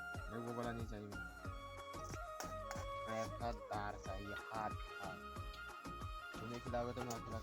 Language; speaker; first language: Hindi; non-native, learner; Indonesian